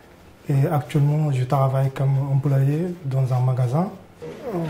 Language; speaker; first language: French; non-native, learner; Arabic